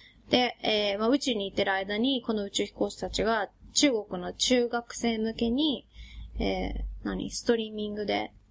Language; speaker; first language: Japanese; native; Japanese